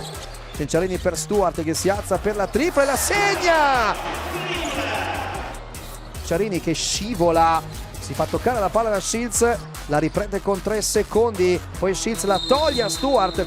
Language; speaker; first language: Italian; native; Italian